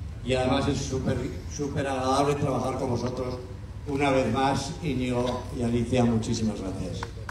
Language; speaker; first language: Spanish; native; Spanish